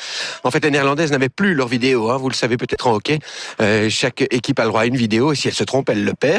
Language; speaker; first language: French; native; French